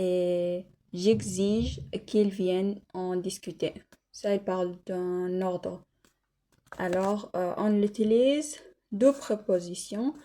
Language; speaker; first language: French; non-native, learner; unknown